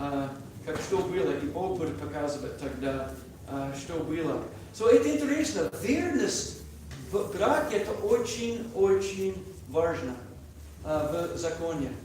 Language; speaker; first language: Russian; non-native, learner; English